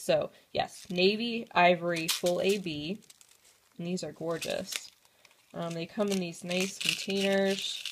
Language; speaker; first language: English; native; English